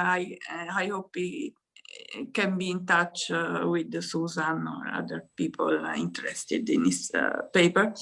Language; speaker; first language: English; non-native, fluent; Italian